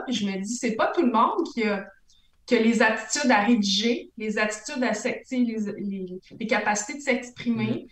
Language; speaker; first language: French; native; French